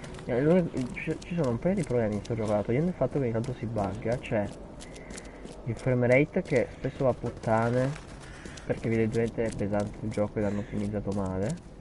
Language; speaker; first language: Italian; native; Italian